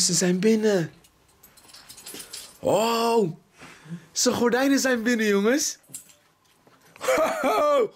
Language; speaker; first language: Dutch; native; Dutch